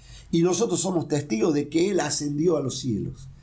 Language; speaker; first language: Spanish; native; Spanish